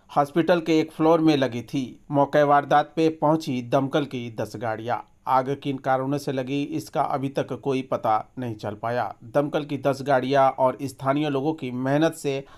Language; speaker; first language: Hindi; native; Hindi